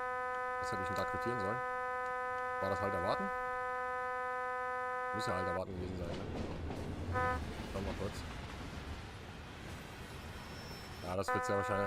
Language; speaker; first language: German; native; German